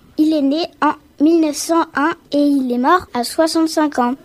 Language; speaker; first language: French; native; French